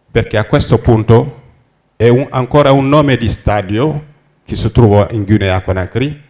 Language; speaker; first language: Italian; non-native, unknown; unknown